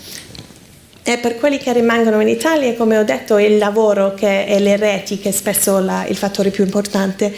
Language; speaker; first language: Italian; non-native, fluent; English